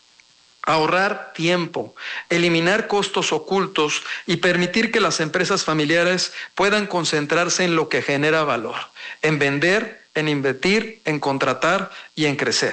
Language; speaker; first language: Spanish; native; Spanish